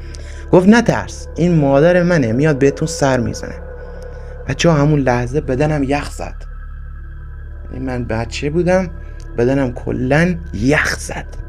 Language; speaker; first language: Persian; native; Persian